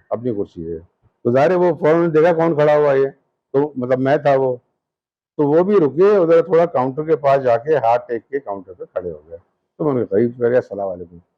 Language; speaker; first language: Urdu; native; Urdu